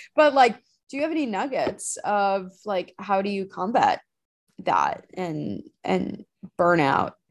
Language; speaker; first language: English; native; English